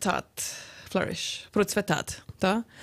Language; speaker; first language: Russian; non-native, learner; English